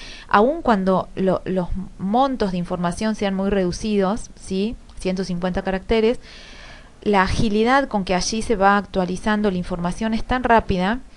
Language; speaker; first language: Spanish; native; Spanish